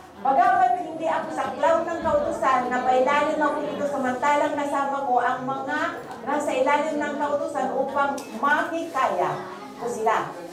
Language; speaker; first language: Filipino; non-native, local second language; Bikol